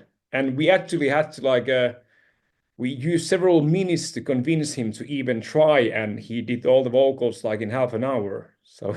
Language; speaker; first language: English; non-native, fluent; Finnish